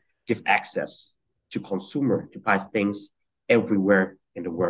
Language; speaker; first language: English; non-native, local second language; Cantonese